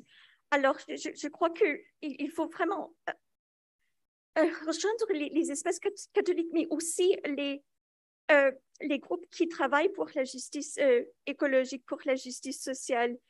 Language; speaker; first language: French; non-native, local second language; English